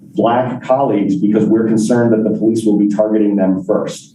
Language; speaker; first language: English; native; English